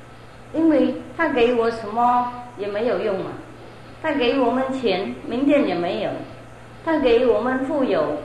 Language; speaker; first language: Chinese; non-native, fluent; Vietnamese